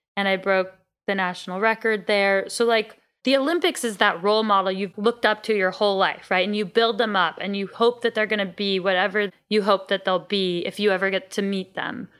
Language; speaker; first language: English; early bilingual, other home language; Greek